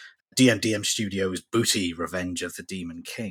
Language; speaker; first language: English; native; English